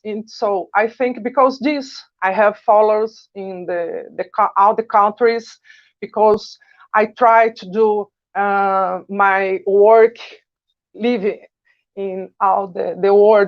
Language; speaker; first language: English; non-native, learner; Portuguese